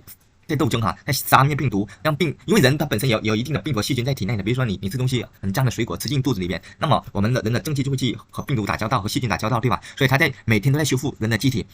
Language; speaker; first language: Chinese; native; Chinese